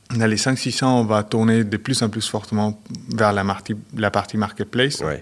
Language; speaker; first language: French; non-native, fluent; Spanish